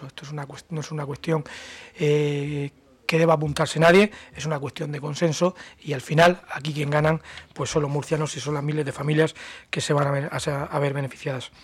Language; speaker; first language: Spanish; native; Spanish